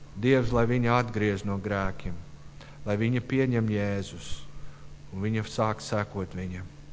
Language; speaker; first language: Latvian; non-native, learner; English